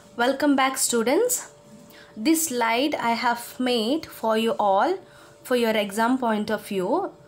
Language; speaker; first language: English; non-native, local second language; Kannada